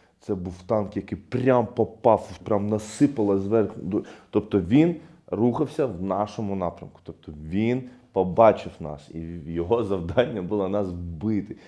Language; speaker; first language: Ukrainian; non-native, fluent; Arabic